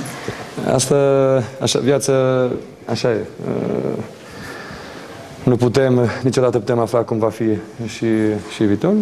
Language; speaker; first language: Romanian; non-native, fluent; Portuguese